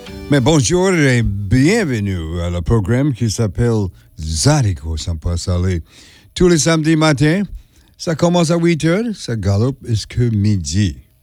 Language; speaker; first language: French; early bilingual, heritage; French